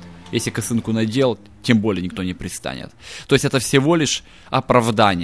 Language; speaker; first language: Russian; native; Russian